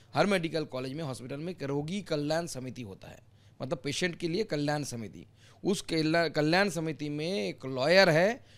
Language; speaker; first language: Hindi; non-native, local second language; Bangla